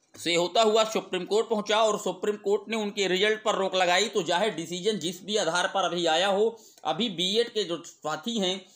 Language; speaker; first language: Hindi; native; Hindi